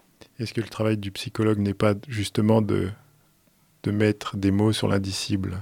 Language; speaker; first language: French; native; French